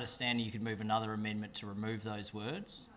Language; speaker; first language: English; native; English